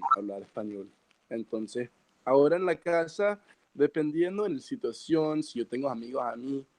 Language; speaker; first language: Spanish; early bilingual, heritage; Spanish